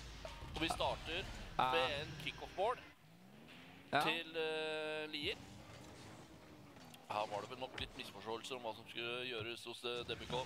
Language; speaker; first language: Norwegian; native; Norwegian